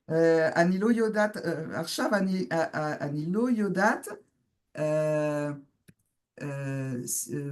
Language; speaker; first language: Hebrew; non-native, learner; French